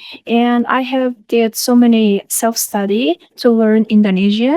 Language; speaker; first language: English; non-native, fluent; Uzbek